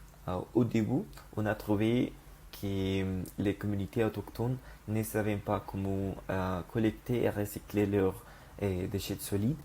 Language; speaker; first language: French; non-native, learner; Spanish